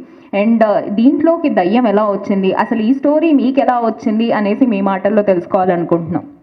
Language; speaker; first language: Telugu; native; Telugu